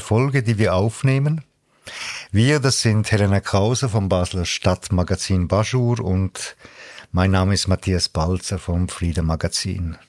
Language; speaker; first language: German; native; German